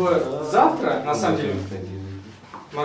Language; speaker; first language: Russian; native; Russian